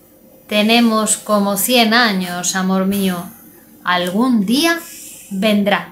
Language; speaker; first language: Spanish; native; Spanish